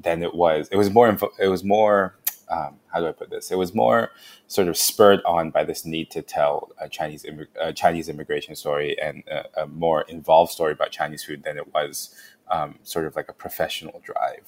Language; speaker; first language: English; non-native, local second language; Cantonese